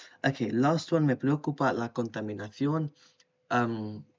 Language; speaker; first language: Spanish; non-native, learner; English